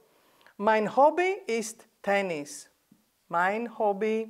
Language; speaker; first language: German; non-native, fluent; Greek